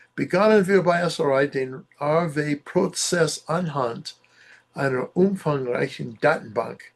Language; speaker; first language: German; non-native, learner; English